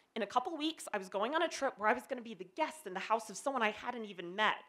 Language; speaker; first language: English; native; English